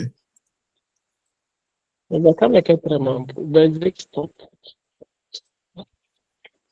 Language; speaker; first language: German; non-native, learner; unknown